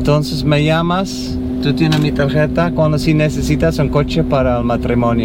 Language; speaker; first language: Spanish; non-native, learner; English